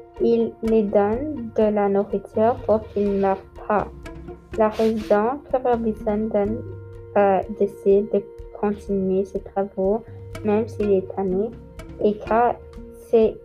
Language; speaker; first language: French; non-native, local second language; English